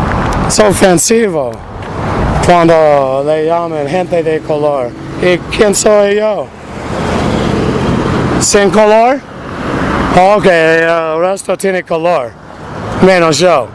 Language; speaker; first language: Spanish; non-native, fluent; English